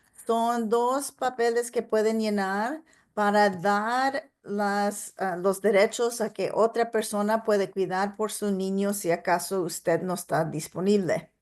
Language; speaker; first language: Spanish; non-native, local second language; English